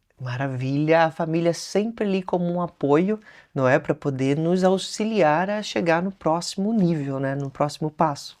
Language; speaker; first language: Portuguese; native; Portuguese